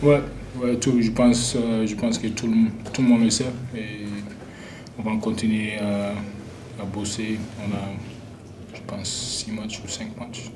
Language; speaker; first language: French; non-native, fluent; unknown